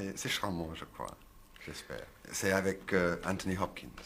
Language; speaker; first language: French; non-native, learner; English